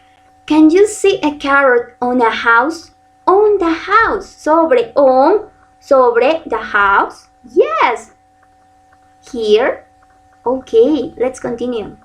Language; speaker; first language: English; non-native, learner; Spanish